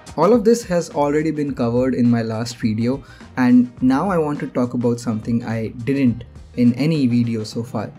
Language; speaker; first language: English; non-native, local second language; Hindi